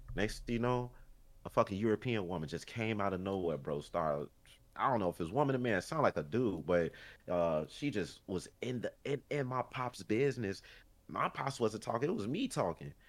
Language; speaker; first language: English; early bilingual, other home language; Haitian Creole